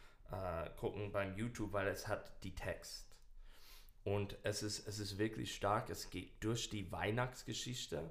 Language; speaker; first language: German; non-native, learner; English